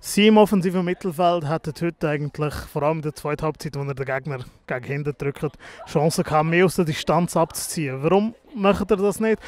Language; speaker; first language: German; native; German